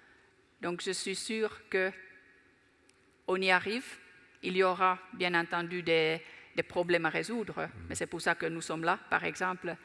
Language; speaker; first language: French; non-native, fluent; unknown